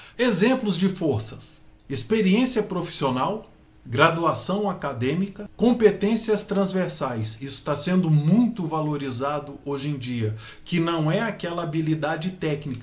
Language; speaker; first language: Portuguese; native; Portuguese